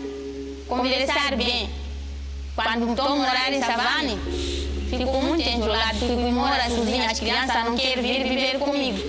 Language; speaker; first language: Portuguese; non-native, local second language; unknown